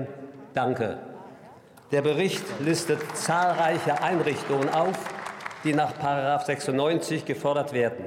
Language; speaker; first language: German; native; German